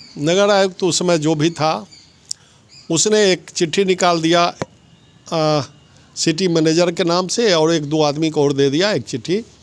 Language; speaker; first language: Hindi; native; Hindi